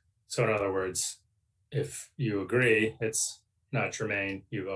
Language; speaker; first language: English; native; English